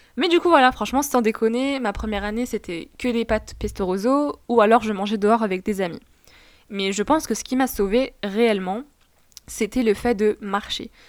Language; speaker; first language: French; non-native, local second language; Arabic